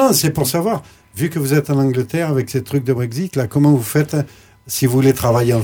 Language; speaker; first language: French; native; French